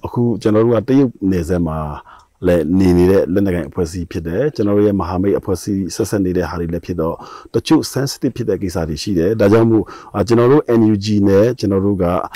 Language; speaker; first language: Burmese; non-native, local second language; Shwe Palaung